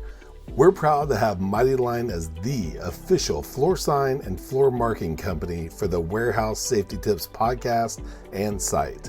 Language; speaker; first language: English; native; English